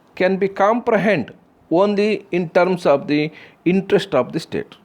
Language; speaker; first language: English; non-native, local second language; Kannada